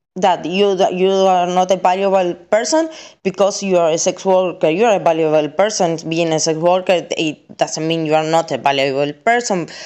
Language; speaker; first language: English; non-native, fluent; Spanish